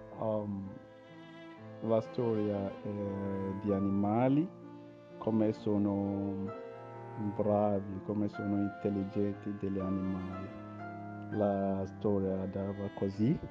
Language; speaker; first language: Italian; non-native, learner; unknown